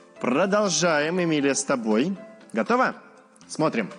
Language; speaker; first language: Russian; native; Russian